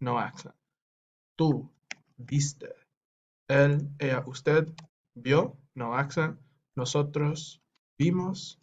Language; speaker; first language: Spanish; non-native, fluent; English